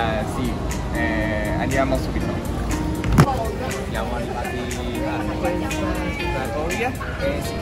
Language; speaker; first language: Italian; non-native, learner; Chinese